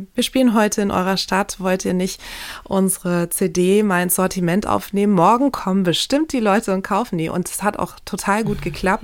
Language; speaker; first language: German; early bilingual, other home language; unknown